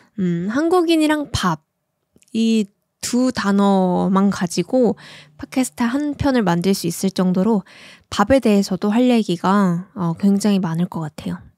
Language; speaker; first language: Korean; native; Korean